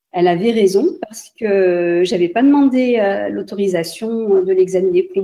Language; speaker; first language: French; non-native, local second language; Arabic